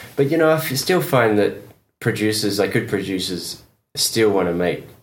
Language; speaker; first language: English; native; English